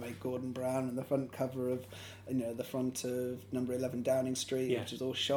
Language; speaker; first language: English; native; English